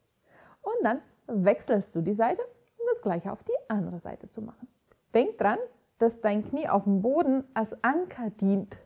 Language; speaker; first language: German; native; German